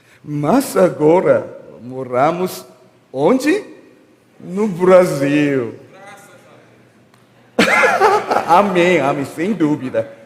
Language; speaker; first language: Portuguese; non-native, learner; Korean